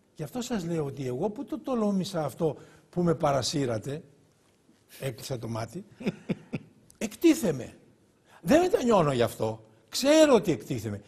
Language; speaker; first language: Greek; native; Greek